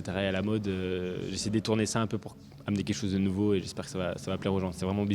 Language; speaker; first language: French; native; French